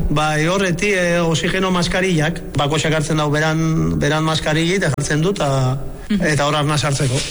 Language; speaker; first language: Basque; native; Basque